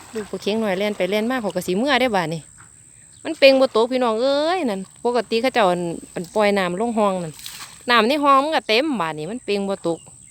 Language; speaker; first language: Thai; native; Thai